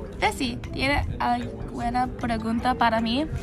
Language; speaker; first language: Spanish; non-native, learner; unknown